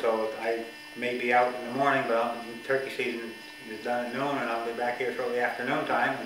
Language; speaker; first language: English; native; English